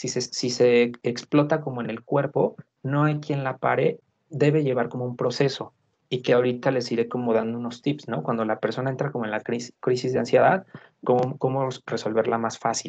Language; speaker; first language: Spanish; native; Spanish